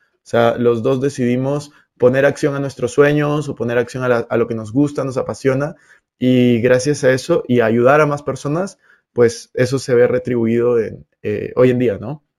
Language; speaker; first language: Spanish; native; Spanish